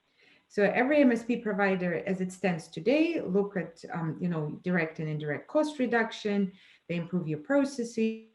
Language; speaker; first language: English; non-native, fluent; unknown